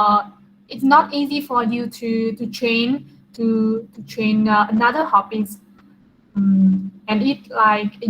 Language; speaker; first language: English; non-native, learner; Vietnamese